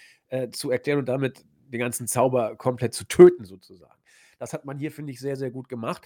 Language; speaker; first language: German; native; German